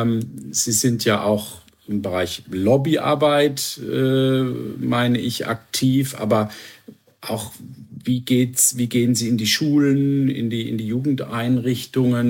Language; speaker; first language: German; native; German